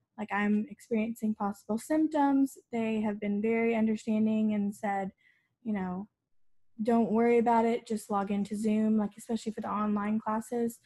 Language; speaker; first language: English; native; English